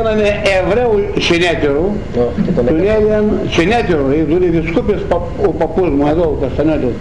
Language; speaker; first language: Greek; native; Greek